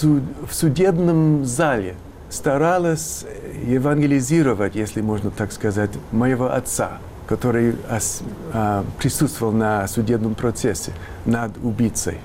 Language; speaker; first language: Russian; non-native, fluent; English